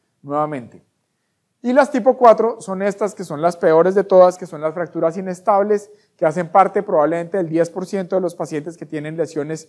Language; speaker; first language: Spanish; native; Spanish